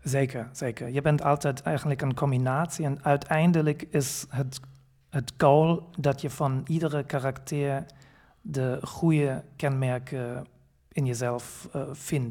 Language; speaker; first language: Dutch; non-native, fluent; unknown